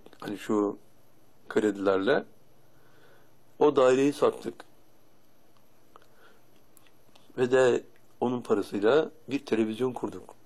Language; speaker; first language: Turkish; native; Turkish